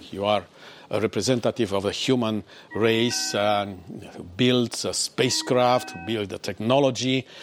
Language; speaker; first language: English; non-native, fluent; Romanian